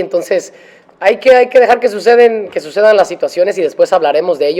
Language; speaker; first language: Spanish; native; Spanish